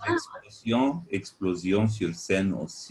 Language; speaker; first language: French; non-native, fluent; Arabic